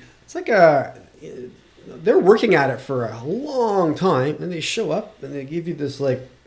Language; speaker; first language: English; non-native, local second language; French